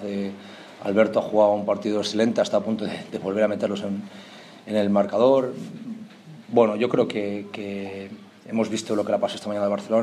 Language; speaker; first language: Spanish; native; Spanish